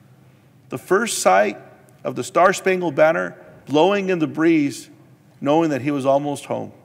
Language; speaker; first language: English; native; English